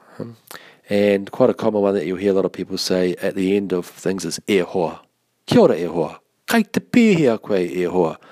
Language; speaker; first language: English; native; English